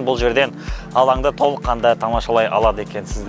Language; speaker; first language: Kazakh; native; Kazakh